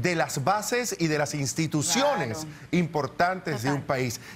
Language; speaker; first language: Spanish; native; Spanish